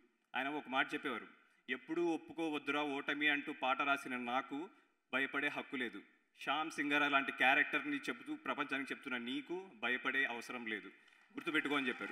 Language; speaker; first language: Telugu; native; Telugu